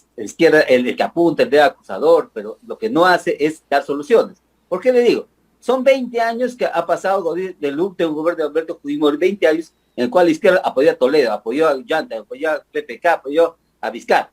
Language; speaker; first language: Spanish; native; Spanish